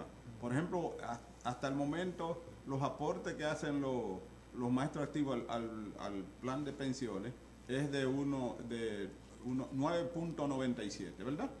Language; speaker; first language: Spanish; native; Spanish